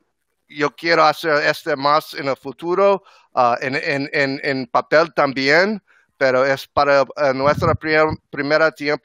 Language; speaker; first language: Spanish; non-native, learner; English